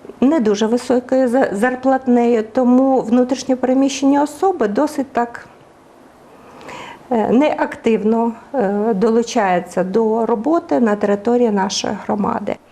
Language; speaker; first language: Ukrainian; native; Ukrainian